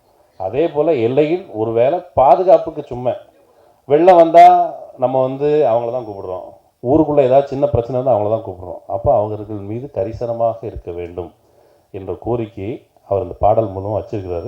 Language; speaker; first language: Tamil; native; Tamil